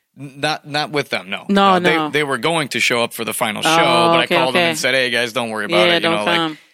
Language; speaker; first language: English; native; English